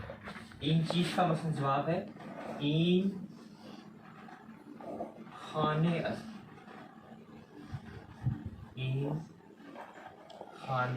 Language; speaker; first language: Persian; non-native, fluent; Urdu